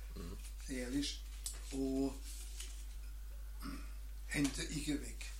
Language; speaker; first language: Norwegian; non-native, learner; German